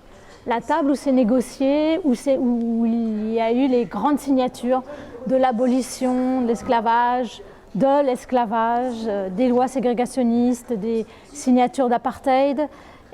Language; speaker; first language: French; native; French